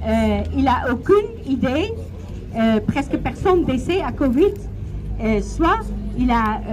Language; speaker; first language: French; non-native, learner; Dutch